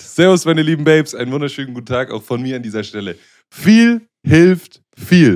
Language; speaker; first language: German; native; German